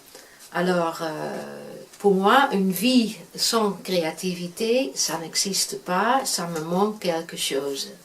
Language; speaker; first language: French; non-native, fluent; Dutch